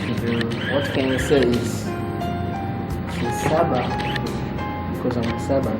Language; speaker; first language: English; non-native, local second language; Swahili